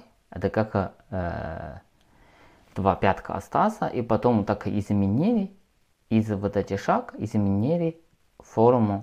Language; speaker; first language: Russian; non-native, learner; Chinese